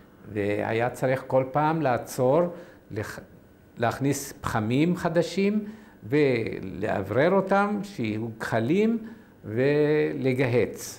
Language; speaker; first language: Hebrew; non-native, fluent; Arabic